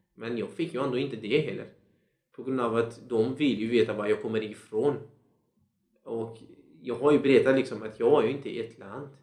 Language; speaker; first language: Swedish; non-native, fluent; Central Kurdish